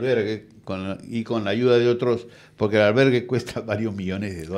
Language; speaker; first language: Spanish; native; Spanish